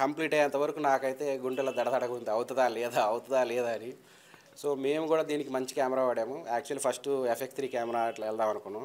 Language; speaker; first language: Telugu; native; Telugu